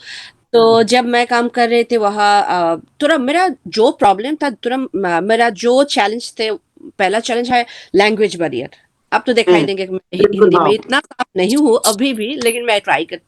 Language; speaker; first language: Hindi; non-native, learner; Bangla